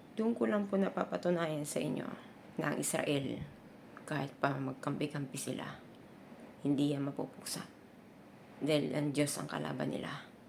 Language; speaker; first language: Filipino; native; Filipino